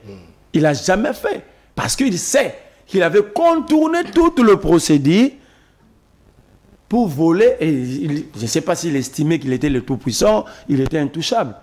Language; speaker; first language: French; non-native, local second language; Lingala